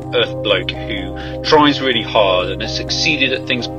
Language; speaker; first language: English; native; English